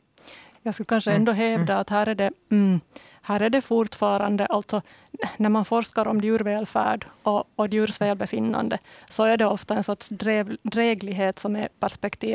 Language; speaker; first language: Swedish; native; Swedish